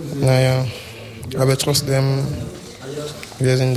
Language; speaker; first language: German; non-native, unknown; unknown